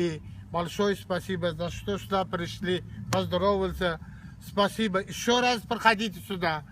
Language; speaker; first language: Russian; non-native, local second language; Turkmen